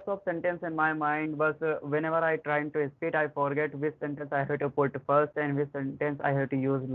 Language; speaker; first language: English; non-native, learner; Hindi